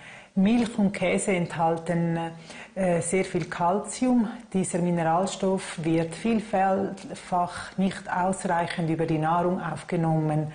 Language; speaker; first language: German; native; German